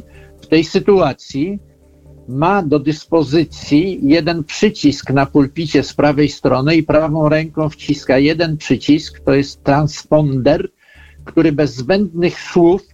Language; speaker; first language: Polish; native; Polish